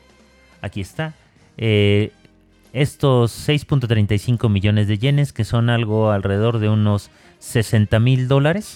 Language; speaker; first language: Spanish; native; Spanish